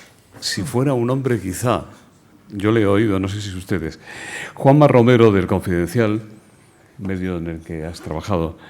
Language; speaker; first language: Spanish; native; Spanish